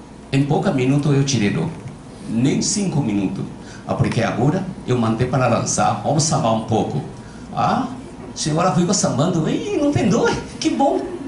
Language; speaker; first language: Portuguese; non-native, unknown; Chinese